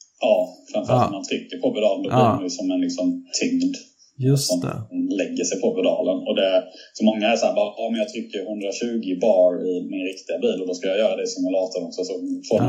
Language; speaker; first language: Swedish; native; Swedish